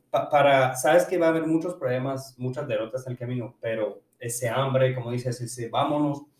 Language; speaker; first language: Spanish; non-native, fluent; French